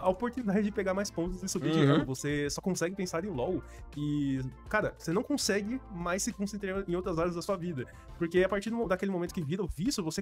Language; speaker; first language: Portuguese; native; Portuguese